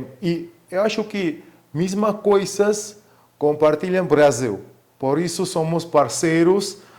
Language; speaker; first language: Portuguese; non-native, fluent; Georgian